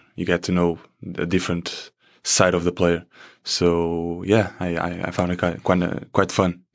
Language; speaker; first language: English; non-native, fluent; Portuguese